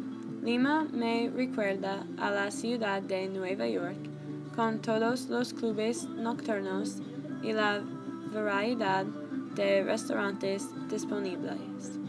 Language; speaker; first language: Spanish; non-native, learner; English